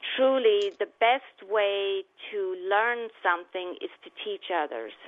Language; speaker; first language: English; native; English